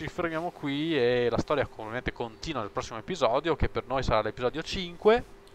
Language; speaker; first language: Italian; native; Italian